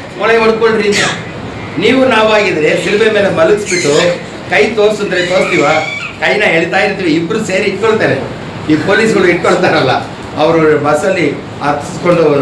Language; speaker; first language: Kannada; non-native, local second language; Telugu